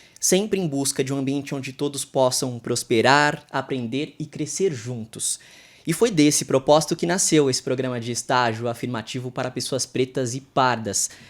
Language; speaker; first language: Portuguese; native; Portuguese